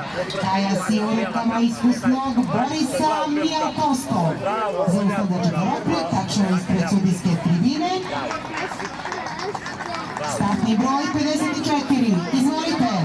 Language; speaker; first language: Bosnian; native; Bosnian